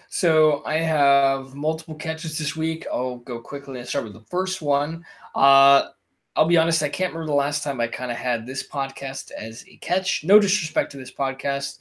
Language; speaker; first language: English; native; English